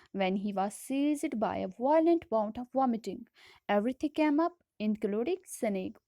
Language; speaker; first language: English; non-native, local second language; Hindi